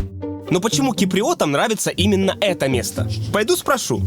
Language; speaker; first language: Russian; native; Russian